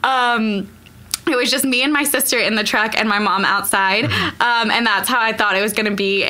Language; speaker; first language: English; native; English